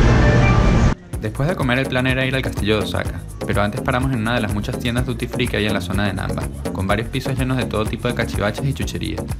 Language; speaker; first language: Spanish; native; Spanish